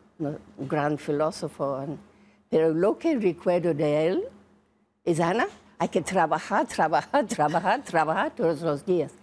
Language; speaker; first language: Spanish; non-native, fluent; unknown